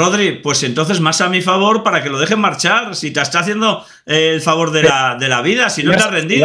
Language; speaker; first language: Spanish; native; Spanish